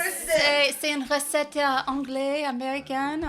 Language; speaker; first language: French; non-native, learner; English